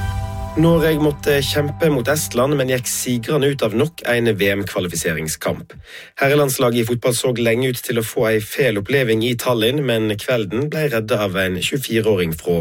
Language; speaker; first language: Norwegian; native; Norwegian